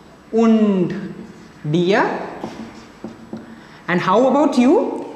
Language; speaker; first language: English; non-native, local second language; Marathi